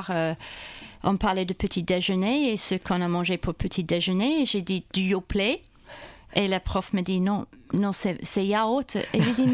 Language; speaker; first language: French; non-native, fluent; English